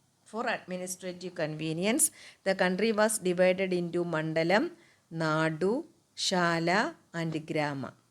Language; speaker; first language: English; non-native, local second language; Malayalam